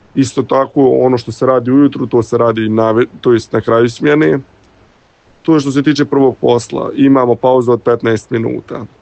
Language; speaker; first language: Serbian; native; Serbian